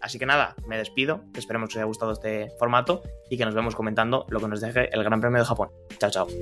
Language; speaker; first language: Spanish; native; Spanish